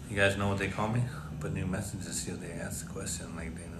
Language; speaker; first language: English; early bilingual, other home language; Spanish